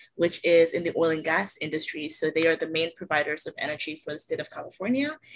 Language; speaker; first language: English; native; English